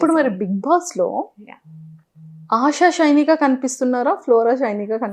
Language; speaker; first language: Telugu; native; Telugu